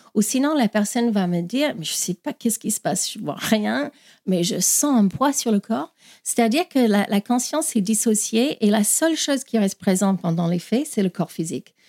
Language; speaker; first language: French; non-native, fluent; English